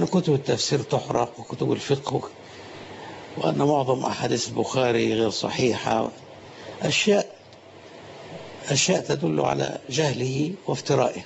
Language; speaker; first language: Arabic; native; Arabic